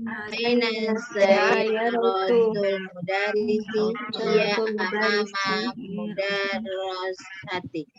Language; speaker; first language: Arabic; non-native, learner; Indonesian